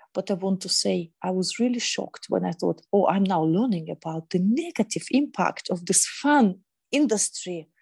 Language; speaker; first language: English; non-native, fluent; Russian